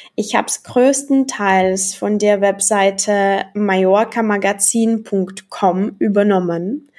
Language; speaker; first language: German; non-native, fluent; Czech